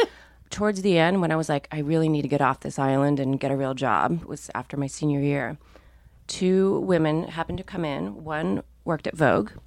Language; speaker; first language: English; native; English